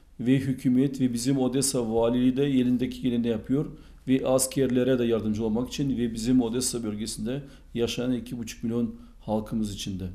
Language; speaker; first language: Turkish; non-native, fluent; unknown